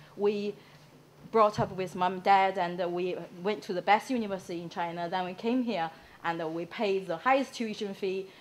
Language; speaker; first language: English; non-native, fluent; Chinese